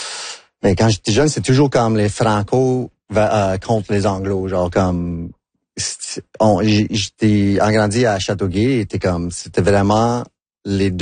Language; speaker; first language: French; non-native, local second language; English